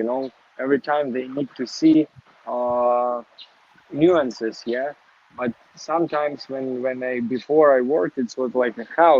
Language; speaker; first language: English; non-native, learner; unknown